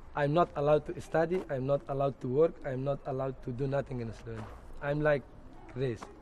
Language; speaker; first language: English; non-native, learner; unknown